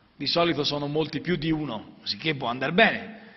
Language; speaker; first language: Italian; native; Italian